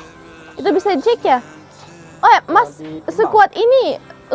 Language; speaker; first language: Indonesian; non-native, fluent; German